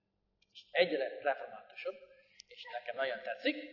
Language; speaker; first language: Hungarian; non-native, fluent; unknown